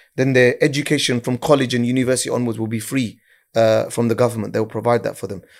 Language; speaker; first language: English; early bilingual, other home language; Urdu